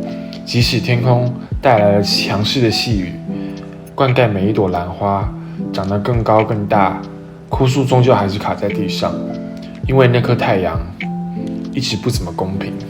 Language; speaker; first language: Chinese; native; Chinese